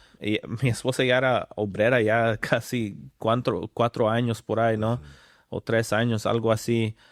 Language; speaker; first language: Spanish; early bilingual, other home language; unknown